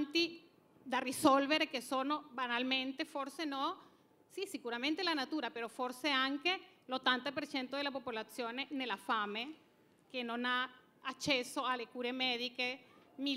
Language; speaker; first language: Italian; non-native, fluent; Spanish